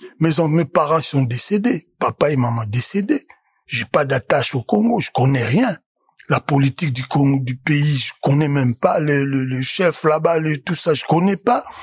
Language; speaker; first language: French; non-native, local second language; Lingala